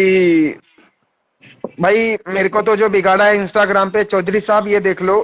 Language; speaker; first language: Hindi; native; Hindi